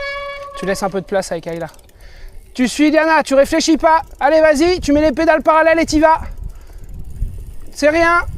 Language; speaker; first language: French; native; French